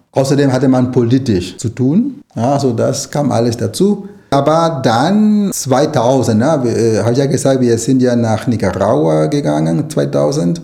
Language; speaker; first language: German; non-native, fluent; Spanish